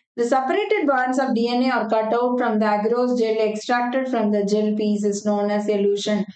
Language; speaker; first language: English; non-native, local second language; Tamil